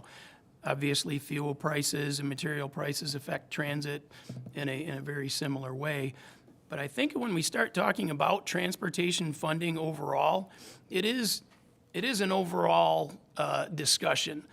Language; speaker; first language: English; native; English